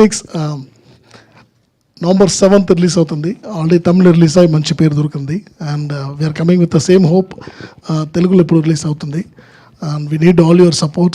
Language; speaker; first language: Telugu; non-native, learner; Tamil